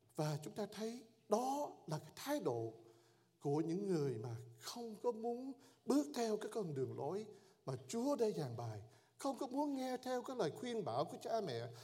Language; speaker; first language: Vietnamese; early bilingual, heritage; Vietnamese